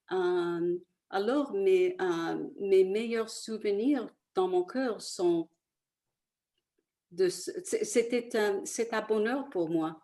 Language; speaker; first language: French; early bilingual, other home language; Italian